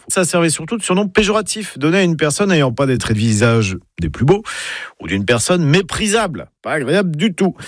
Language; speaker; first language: French; native; French